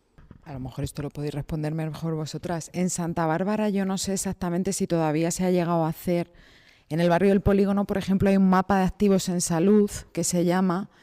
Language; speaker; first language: Spanish; native; Spanish